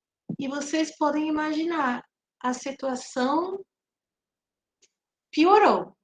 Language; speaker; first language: Portuguese; non-native, fluent; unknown